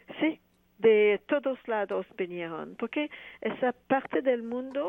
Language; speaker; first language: Spanish; non-native, fluent; French